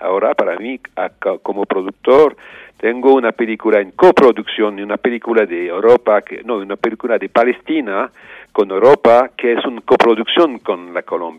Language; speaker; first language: Spanish; non-native, learner; French